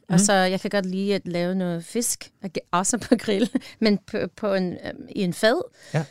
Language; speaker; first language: Danish; non-native, learner; English